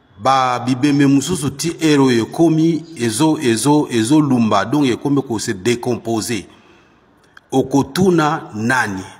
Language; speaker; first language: Lingala; non-native, local second language; Swahili